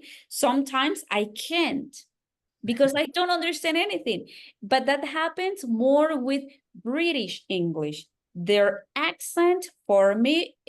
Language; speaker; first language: English; non-native, fluent; Spanish